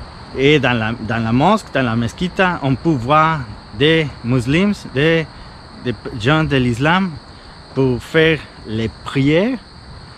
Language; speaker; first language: French; non-native, fluent; Spanish